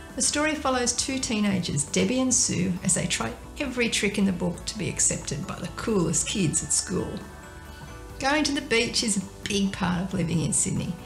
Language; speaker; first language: English; native; English